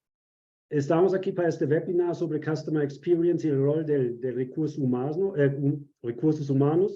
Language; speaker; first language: Spanish; non-native, fluent; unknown